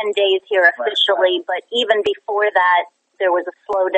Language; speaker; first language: English; native; English